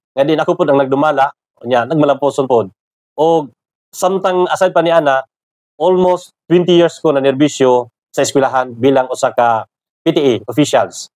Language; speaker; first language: Cebuano; non-native, local second language; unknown